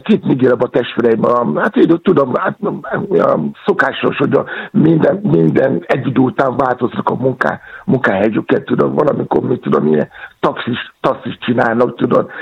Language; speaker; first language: Hungarian; non-native, learner; Yoruba